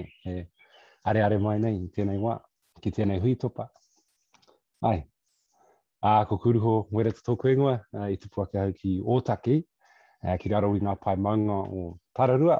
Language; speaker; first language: Māori; non-native, local second language; English